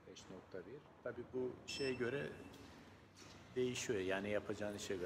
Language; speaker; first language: Turkish; native; Turkish